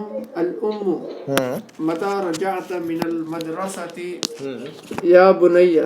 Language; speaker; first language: Arabic; non-native, learner; Urdu